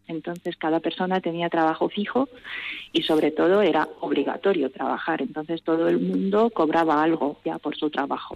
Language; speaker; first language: Spanish; non-native, fluent; Russian